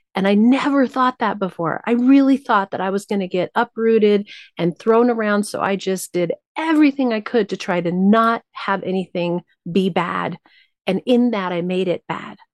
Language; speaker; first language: English; native; English